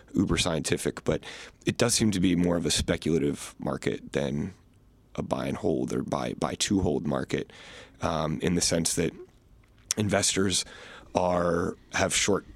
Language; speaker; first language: English; native; English